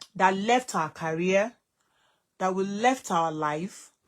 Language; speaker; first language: English; non-native, local second language; Yoruba